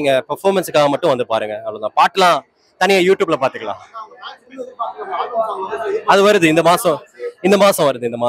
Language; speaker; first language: Tamil; native; Tamil